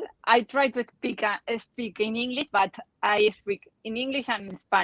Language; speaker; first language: English; non-native, learner; Spanish